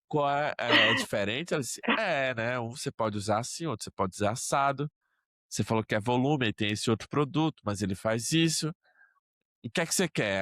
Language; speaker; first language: Portuguese; native; Portuguese